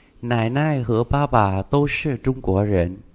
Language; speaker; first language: Chinese; non-native, fluent; Vietnamese